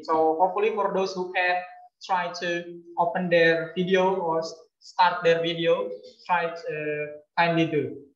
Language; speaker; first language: English; non-native, fluent; Indonesian